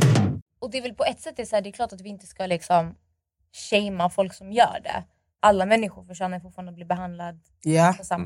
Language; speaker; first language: Swedish; native; Swedish